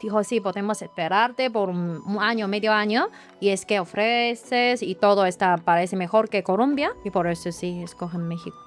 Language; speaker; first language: Spanish; non-native, learner; Chinese